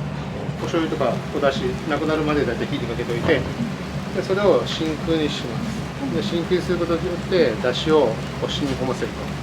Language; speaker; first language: Japanese; native; Japanese